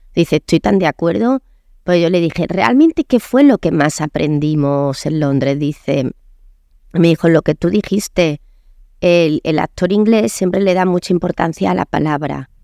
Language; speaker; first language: Spanish; native; Spanish